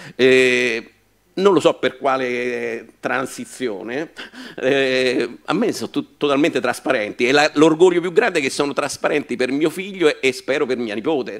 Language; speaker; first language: Italian; native; Italian